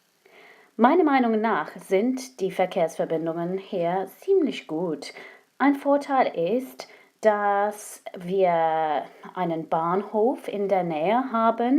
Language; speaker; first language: German; non-native, fluent; English